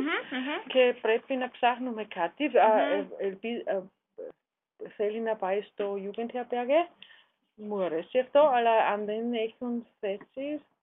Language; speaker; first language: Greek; non-native, learner; German